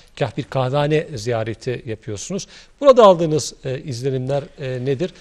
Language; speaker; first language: Turkish; native; Turkish